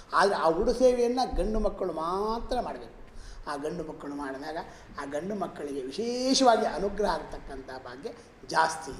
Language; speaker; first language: Kannada; native; Kannada